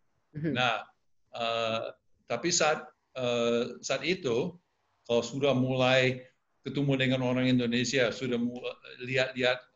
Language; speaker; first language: Indonesian; non-native, fluent; English